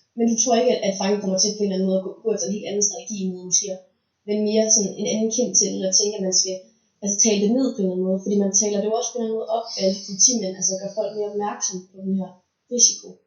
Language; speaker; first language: Danish; native; Danish